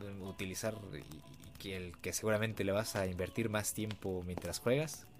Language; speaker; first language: Spanish; native; Spanish